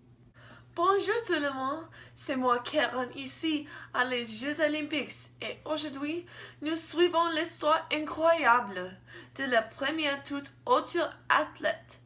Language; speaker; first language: French; non-native, learner; English